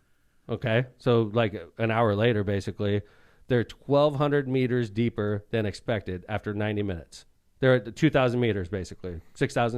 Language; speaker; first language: English; native; English